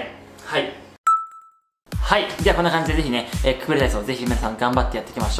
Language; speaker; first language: Japanese; native; Japanese